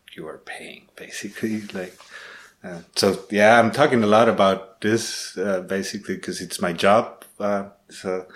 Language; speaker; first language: English; non-native, learner; Spanish